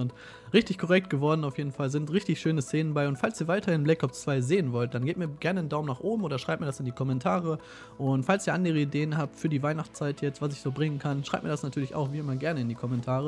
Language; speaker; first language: German; native; German